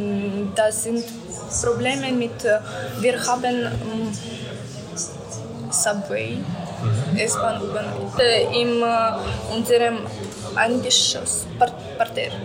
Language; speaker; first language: German; non-native, learner; Ukrainian